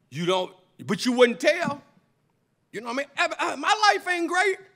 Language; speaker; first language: English; native; English